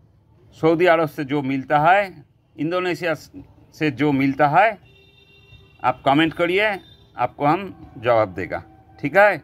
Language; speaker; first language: Hindi; non-native, local second language; Bangla